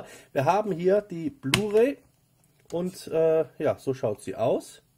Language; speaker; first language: German; native; German